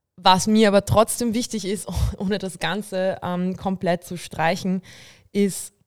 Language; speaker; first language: German; early bilingual, other home language; Bulgarian